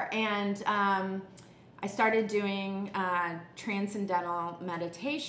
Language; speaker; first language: English; native; English